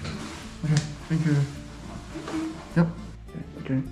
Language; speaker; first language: English; non-native, learner; Korean